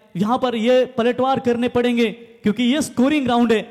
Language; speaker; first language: Hindi; non-native, local second language; Marathi